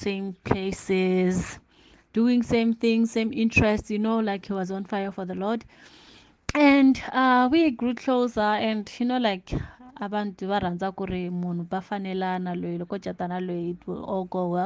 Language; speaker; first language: English; non-native, local second language; Tsonga